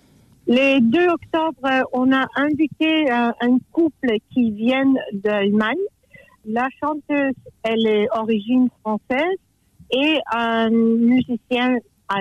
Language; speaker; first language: French; non-native, fluent; German